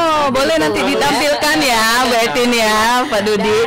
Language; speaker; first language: Indonesian; native; Indonesian